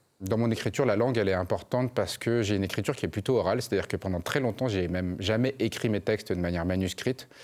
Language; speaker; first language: French; early bilingual, other home language; Khmer